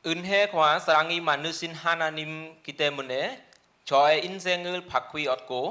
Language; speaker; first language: Korean; non-native, learner; Khmer